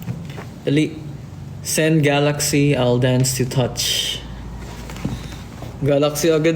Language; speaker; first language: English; non-native, local second language; Filipino